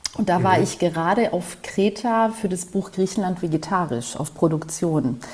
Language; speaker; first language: German; early bilingual, other home language; Greek